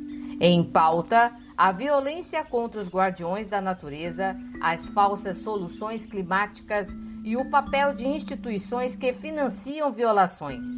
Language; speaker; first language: Portuguese; native; Portuguese